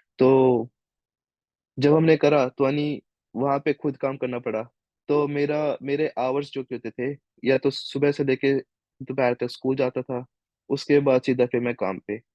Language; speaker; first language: Hindi; native; Hindi